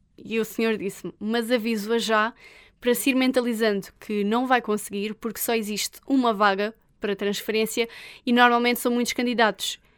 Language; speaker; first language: Portuguese; native; Portuguese